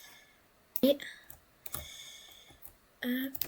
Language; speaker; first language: French; native; French